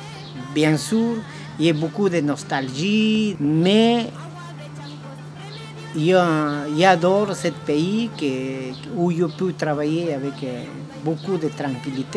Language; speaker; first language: French; non-native, learner; Spanish